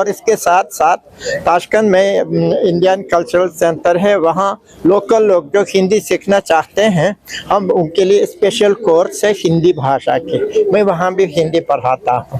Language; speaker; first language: Hindi; non-native, fluent; Uzbek